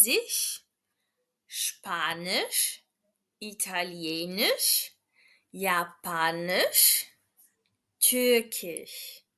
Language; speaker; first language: German; non-native, fluent; Portuguese